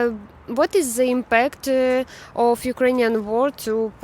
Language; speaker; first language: English; non-native, learner; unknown